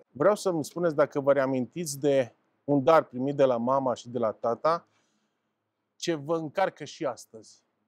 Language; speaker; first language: Romanian; native; Romanian